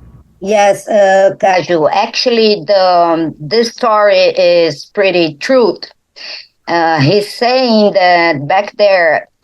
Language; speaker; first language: English; non-native, fluent; Portuguese